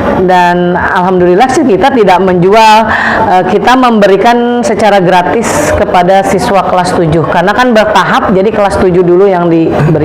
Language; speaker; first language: Indonesian; native; Indonesian